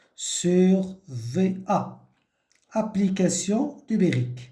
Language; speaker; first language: French; non-native, local second language; Arabic